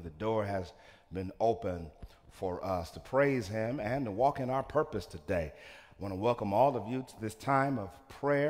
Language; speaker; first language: English; native; English